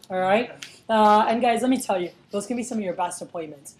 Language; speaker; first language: English; early bilingual, other home language; Spanish